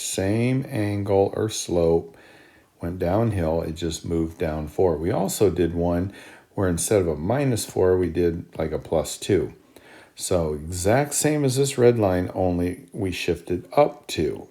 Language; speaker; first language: English; native; English